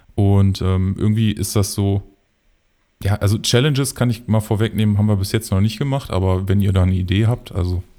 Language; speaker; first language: German; native; German